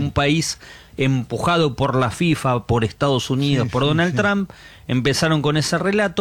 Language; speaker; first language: Spanish; native; Spanish